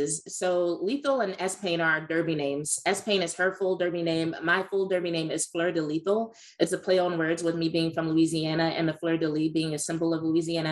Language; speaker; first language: English; native; English